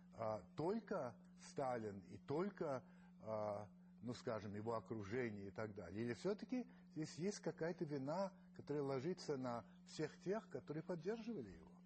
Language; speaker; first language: Russian; early bilingual, heritage; Russian